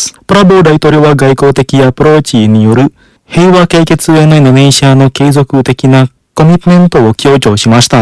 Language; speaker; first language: Japanese; non-native, fluent; Indonesian